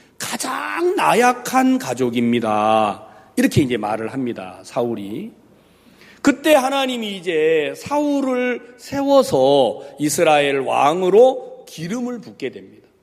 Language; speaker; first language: Korean; native; Korean